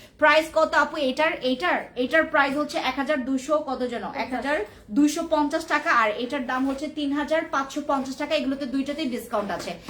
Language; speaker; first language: Bangla; native; Bangla